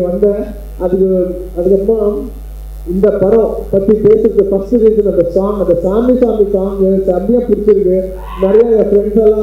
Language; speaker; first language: Tamil; non-native, fluent; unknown